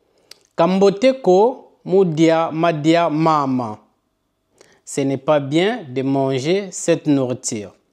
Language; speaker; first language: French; non-native, local second language; Kongo